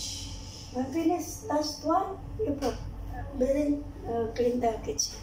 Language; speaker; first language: English; non-native, learner; Filipino